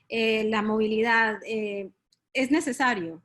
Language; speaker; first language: Spanish; early bilingual, heritage; Spanish